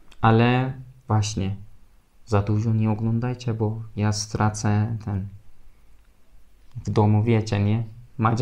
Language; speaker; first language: Polish; non-native, fluent; Turkish